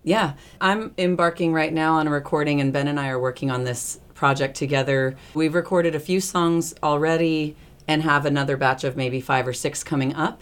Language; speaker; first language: English; early bilingual, other home language; Spanish